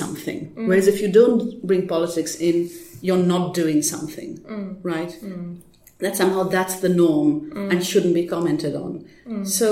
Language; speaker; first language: English; non-native, local second language; Urdu